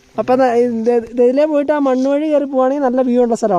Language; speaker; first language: Malayalam; native; Malayalam